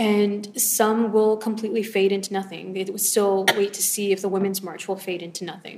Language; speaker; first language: English; native; English